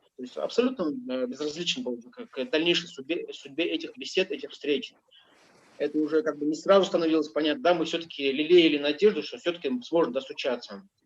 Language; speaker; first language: Russian; non-native, local second language; Ingush